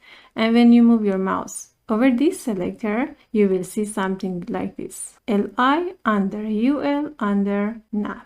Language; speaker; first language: English; non-native, fluent; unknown